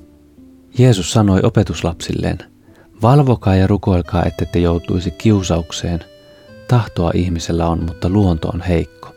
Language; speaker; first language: Finnish; native; Finnish